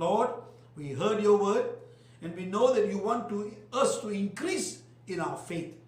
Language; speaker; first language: English; non-native, local second language; Tamil